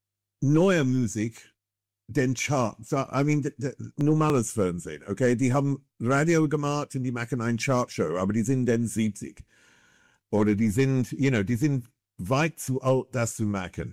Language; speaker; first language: German; non-native, fluent; English